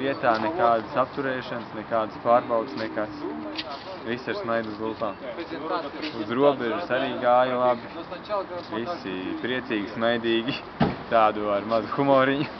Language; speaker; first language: Latvian; non-native, local second language; Russian